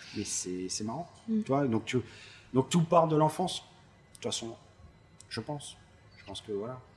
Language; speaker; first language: French; native; French